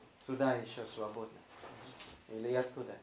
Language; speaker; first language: Russian; non-native, fluent; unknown